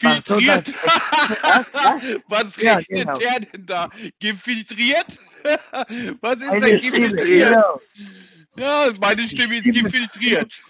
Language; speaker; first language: German; native; German